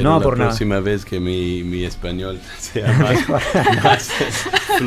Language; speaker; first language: Spanish; non-native, fluent; English